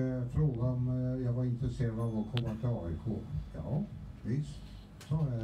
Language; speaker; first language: Swedish; native; Swedish